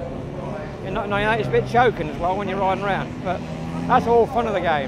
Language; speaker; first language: English; native; English